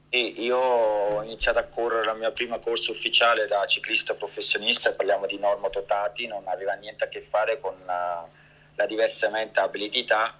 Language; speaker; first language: Italian; early bilingual, heritage; Italian